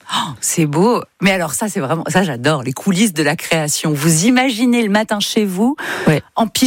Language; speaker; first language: French; native; French